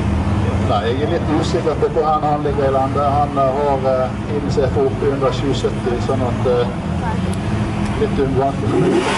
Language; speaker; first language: Norwegian; native; Norwegian